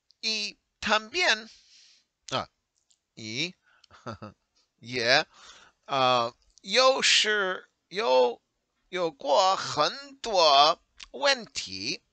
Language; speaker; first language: Chinese; non-native, learner; English